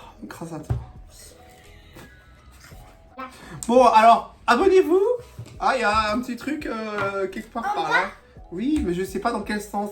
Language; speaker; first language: French; native; French